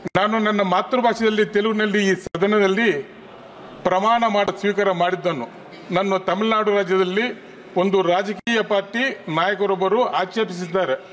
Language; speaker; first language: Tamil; non-native, local second language; Telugu